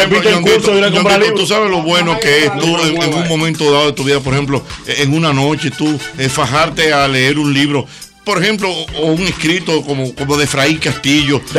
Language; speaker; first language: Spanish; native; Spanish